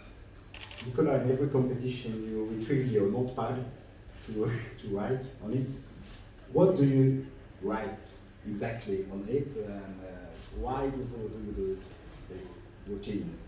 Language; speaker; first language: English; non-native, fluent; French